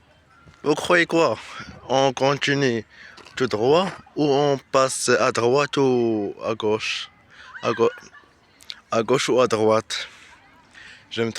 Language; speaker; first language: French; non-native, learner; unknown